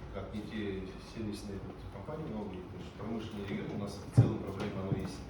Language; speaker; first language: Russian; non-native, local second language; Kazakh